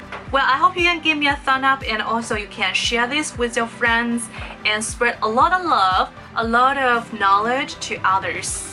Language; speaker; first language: English; non-native, fluent; Chinese